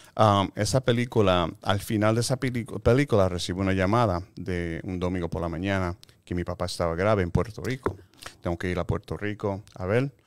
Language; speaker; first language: Spanish; early bilingual, heritage; Spanish